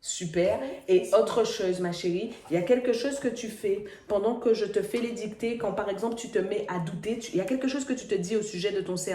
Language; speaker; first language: French; native; French